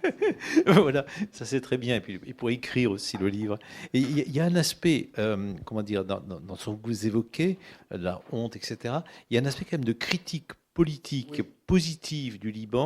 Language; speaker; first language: French; native; French